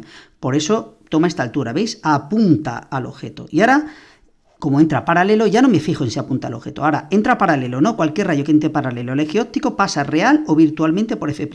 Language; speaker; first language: Spanish; native; Spanish